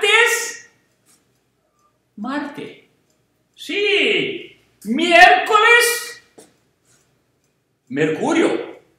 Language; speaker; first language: Spanish; non-native, fluent; English